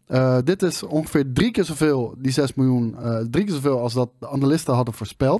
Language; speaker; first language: Dutch; native; Dutch